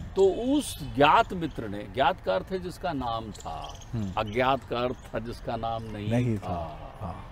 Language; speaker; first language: Hindi; native; Hindi